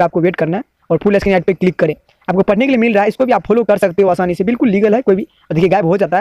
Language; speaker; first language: Hindi; native; Hindi